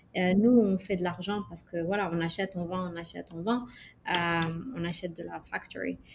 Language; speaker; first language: French; non-native, local second language; Arabic